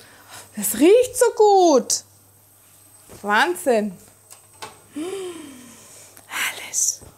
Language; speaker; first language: German; native; German